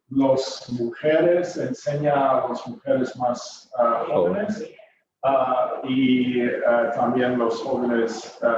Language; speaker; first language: Spanish; non-native, fluent; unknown